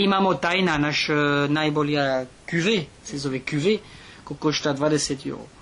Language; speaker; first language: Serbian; non-native, learner; French